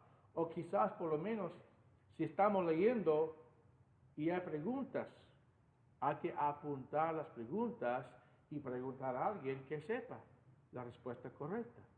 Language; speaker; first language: Spanish; non-native, fluent; English